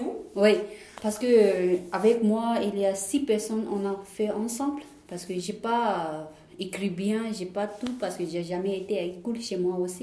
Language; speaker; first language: French; non-native, learner; Tibetan